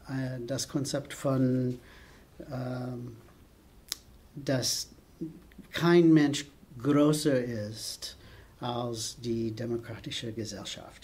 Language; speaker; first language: German; non-native, fluent; English